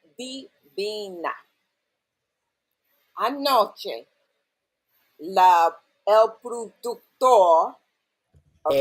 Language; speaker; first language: Spanish; non-native, learner; English